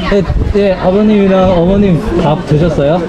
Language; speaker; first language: Korean; non-native, fluent; Chinese